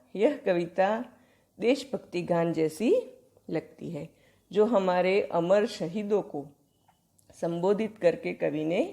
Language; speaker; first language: Hindi; non-native, local second language; Gujarati